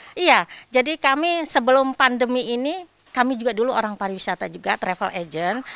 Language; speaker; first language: Indonesian; non-native, local second language; Sasak